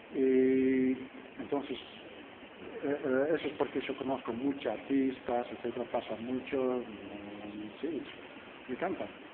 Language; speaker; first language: Spanish; non-native, learner; Dutch